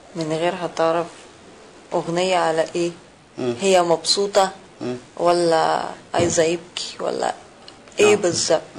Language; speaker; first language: Arabic; non-native, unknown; Russian